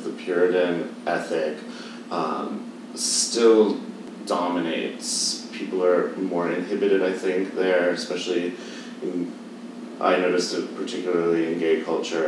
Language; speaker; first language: English; native; English